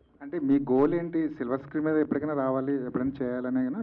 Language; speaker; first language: Telugu; native; Telugu